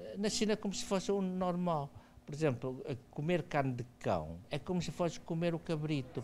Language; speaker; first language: Portuguese; non-native, fluent; Chinese